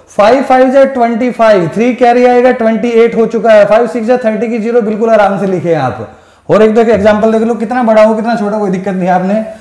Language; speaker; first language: Hindi; non-native, local second language; Punjabi